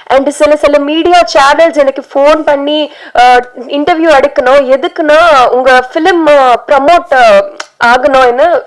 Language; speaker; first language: Tamil; non-native, learner; Telugu